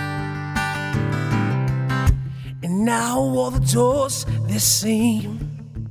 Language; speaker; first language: English; native; English